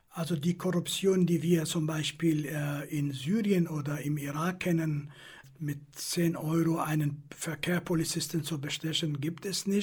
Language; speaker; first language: German; non-native, fluent; Kurdish